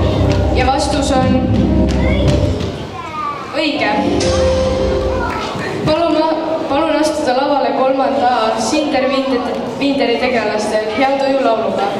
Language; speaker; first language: Estonian; native; Estonian